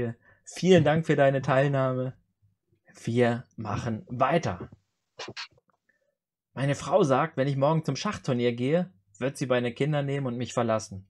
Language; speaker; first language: German; native; German